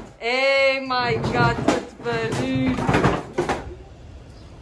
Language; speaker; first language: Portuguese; early bilingual, heritage; Portuguese